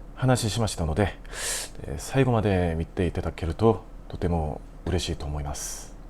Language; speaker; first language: Japanese; non-native, fluent; Korean